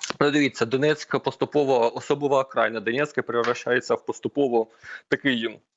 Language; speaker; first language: Ukrainian; non-native, local second language; Russian